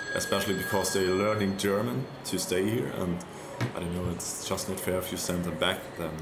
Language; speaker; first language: English; non-native, fluent; German